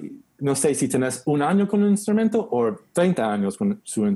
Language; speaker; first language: Spanish; non-native, learner; English